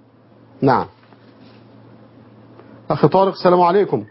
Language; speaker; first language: Arabic; native; Arabic